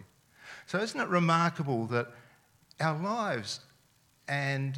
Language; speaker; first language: English; non-native, local second language; Serbian